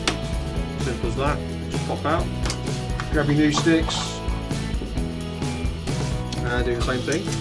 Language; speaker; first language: English; native; English